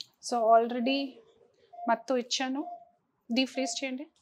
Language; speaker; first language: Telugu; non-native, fluent; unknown